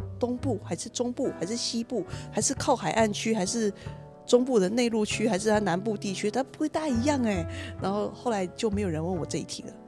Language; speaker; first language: Chinese; native; Chinese